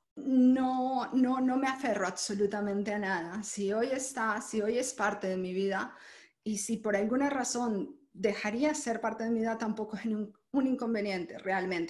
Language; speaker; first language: Spanish; native; Spanish